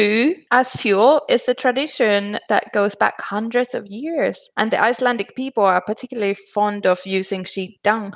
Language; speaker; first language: English; non-native, fluent; Finnish